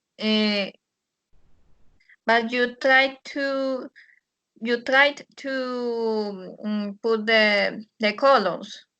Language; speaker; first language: English; non-native, learner; Spanish